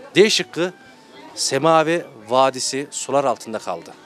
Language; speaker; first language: Turkish; native; Turkish